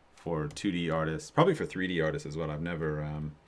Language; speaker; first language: English; native; English